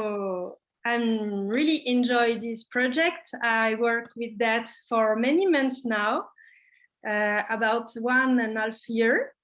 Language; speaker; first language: English; non-native, learner; French